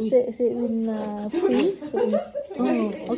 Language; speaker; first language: French; non-native, learner; Vietnamese